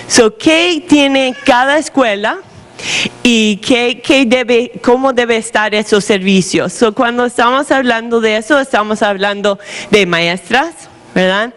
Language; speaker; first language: Spanish; non-native, fluent; English